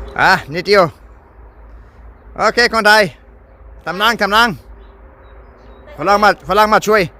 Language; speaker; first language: Thai; non-native, learner; German